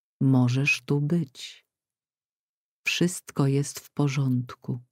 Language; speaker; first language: Polish; native; Polish